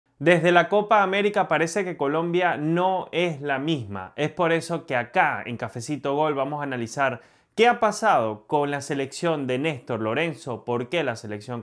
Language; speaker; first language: Spanish; native; Spanish